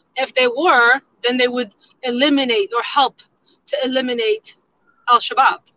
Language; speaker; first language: English; non-native, fluent; Tigrinya